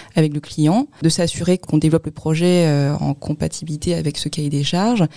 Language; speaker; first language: French; native; French